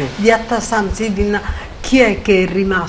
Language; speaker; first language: Italian; native; Italian